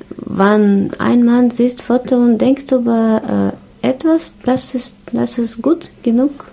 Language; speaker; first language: German; non-native, learner; Russian